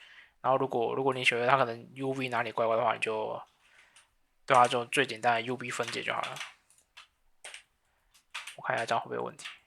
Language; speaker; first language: Chinese; native; Chinese